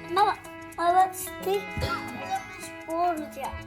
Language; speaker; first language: Turkish; early bilingual, heritage; Turkish